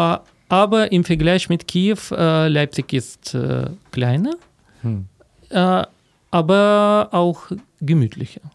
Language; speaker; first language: German; non-native, fluent; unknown